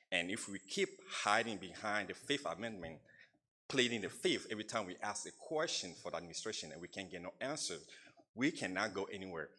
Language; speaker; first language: English; non-native, fluent; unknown